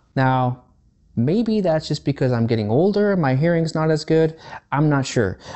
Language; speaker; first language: English; native; English